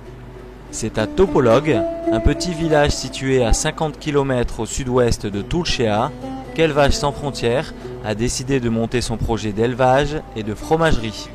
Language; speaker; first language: French; native; French